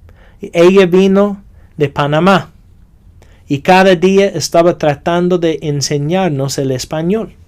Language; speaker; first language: Spanish; non-native, fluent; English